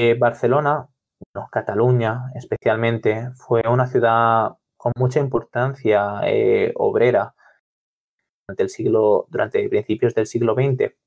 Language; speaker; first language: Spanish; non-native, local second language; Catalan